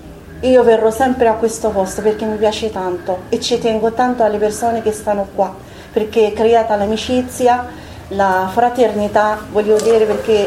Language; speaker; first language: Italian; non-native, fluent; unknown